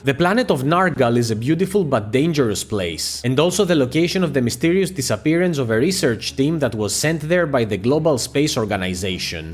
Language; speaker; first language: English; native; English